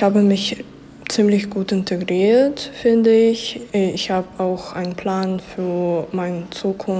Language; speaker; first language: German; non-native, fluent; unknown